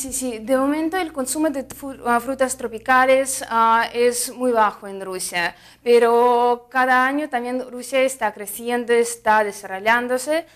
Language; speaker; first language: Spanish; non-native, fluent; Russian